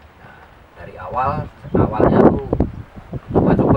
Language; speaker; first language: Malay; non-native, local second language; Javanese